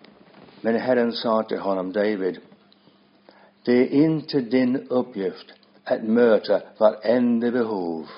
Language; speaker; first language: Swedish; non-native, fluent; English